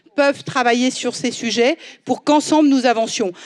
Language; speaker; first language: French; native; French